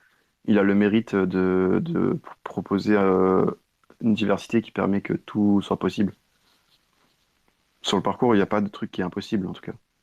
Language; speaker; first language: French; native; French